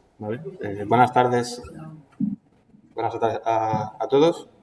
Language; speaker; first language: Spanish; native; Spanish